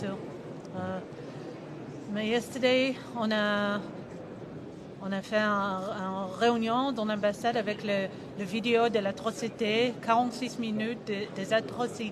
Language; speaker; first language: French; non-native, fluent; Hebrew